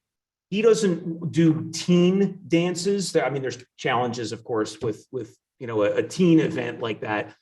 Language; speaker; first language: English; native; English